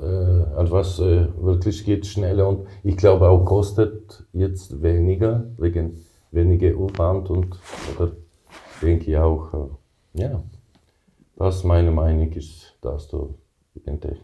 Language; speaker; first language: German; non-native, learner; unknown